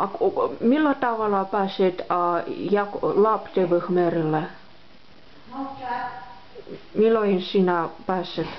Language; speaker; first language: Finnish; non-native, local second language; Russian